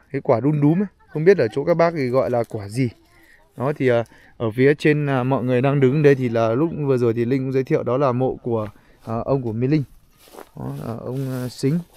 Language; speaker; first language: Vietnamese; non-native, local second language; Hmong